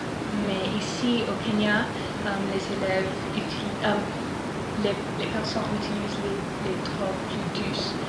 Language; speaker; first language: French; non-native, learner; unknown